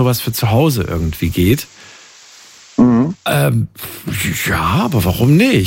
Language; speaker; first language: German; native; German